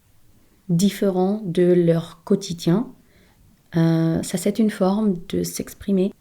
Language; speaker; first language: French; non-native, fluent; German